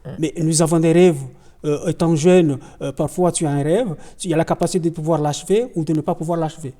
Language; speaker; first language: French; non-native, local second language; Ngazidja Comorian